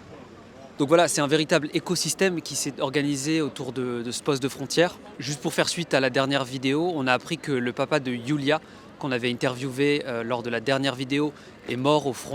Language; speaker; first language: French; native; French